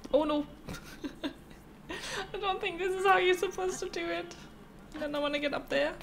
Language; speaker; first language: English; non-native, fluent; German